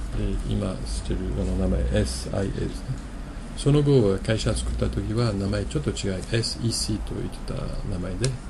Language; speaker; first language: Japanese; non-native, fluent; French